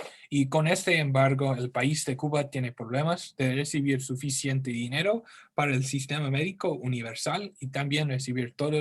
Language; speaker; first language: Spanish; non-native, learner; English